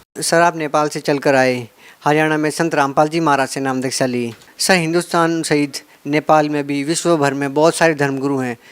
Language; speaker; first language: Hindi; native; Hindi